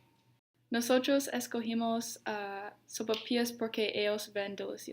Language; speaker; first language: Spanish; non-native, learner; English